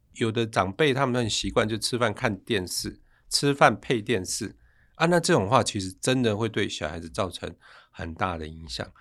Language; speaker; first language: Chinese; native; Chinese